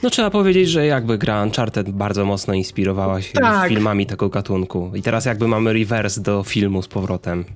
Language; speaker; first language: Polish; native; Polish